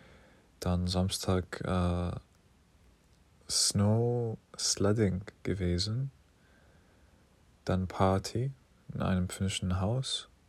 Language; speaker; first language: German; non-native, learner; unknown